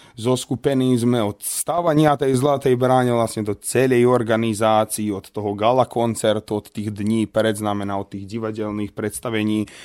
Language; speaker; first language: Slovak; native; Slovak